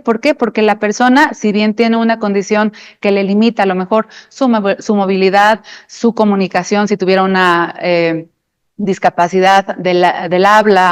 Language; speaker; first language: Spanish; native; Spanish